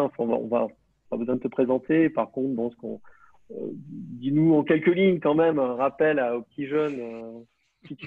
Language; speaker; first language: French; native; French